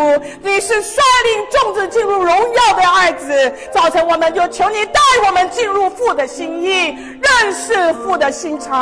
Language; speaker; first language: Chinese; native; Chinese